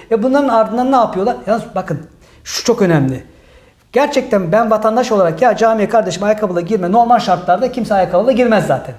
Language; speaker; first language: Turkish; early bilingual, heritage; Turkish